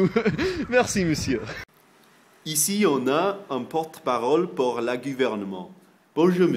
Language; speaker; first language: French; non-native, learner; English